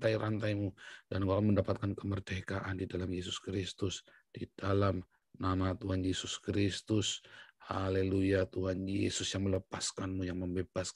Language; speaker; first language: Indonesian; native; Indonesian